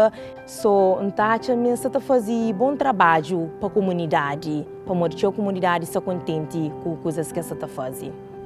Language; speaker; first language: Portuguese; non-native, local second language; Kabuverdianu